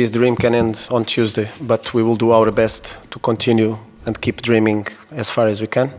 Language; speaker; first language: English; non-native, fluent; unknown